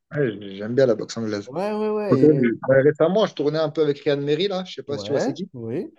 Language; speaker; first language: French; native; French